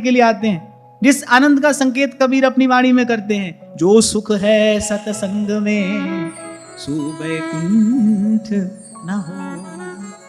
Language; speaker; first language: Hindi; native; Hindi